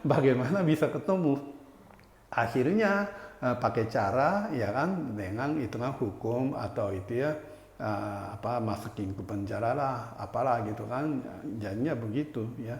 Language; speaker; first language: Indonesian; non-native, fluent; Japanese